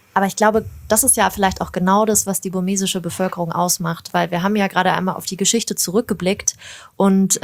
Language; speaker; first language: German; native; German